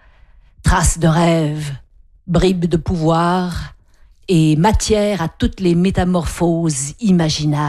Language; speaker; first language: French; native; French